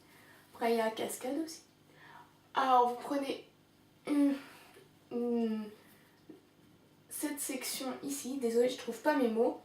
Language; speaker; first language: French; native; French